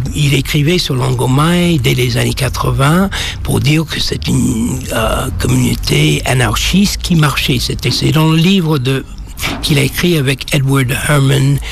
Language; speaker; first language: French; non-native, fluent; English